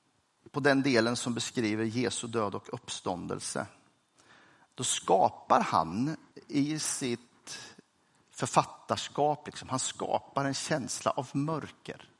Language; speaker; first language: Swedish; native; Swedish